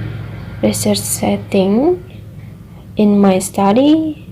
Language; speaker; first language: English; non-native, learner; Indonesian